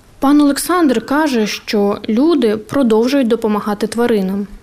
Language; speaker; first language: Ukrainian; native; Ukrainian